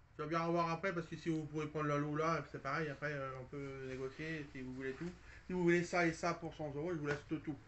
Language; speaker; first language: French; native; French